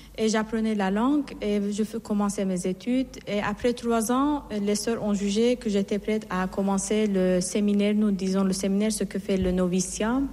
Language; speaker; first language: French; non-native, fluent; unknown